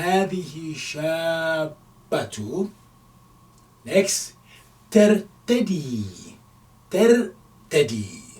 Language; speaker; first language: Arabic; non-native, fluent; English